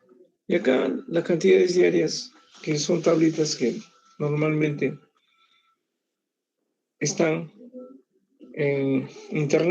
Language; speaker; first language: Spanish; native; Spanish